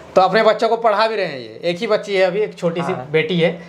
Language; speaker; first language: Hindi; native; Hindi